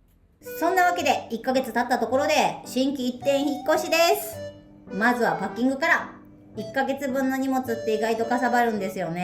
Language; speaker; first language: Japanese; native; Japanese